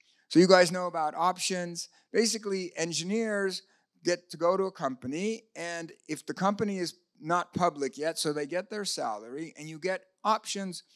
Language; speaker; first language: English; native; English